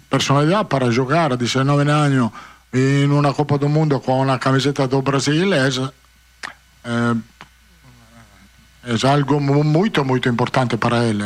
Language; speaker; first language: Portuguese; non-native, learner; Italian